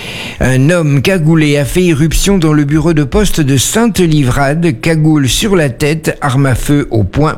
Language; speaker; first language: French; native; French